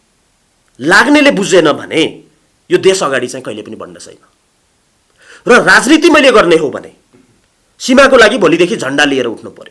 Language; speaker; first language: Nepali; native; Nepali